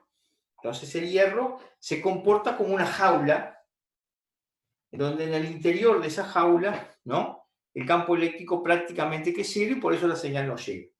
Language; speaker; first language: Spanish; native; Spanish